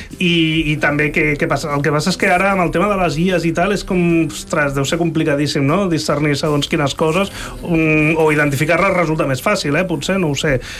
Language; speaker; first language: Catalan; native; Catalan